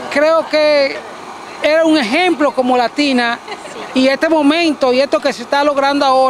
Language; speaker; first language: Spanish; native; Spanish